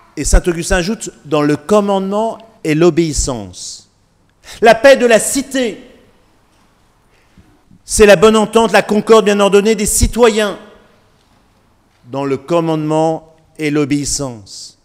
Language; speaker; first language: French; native; French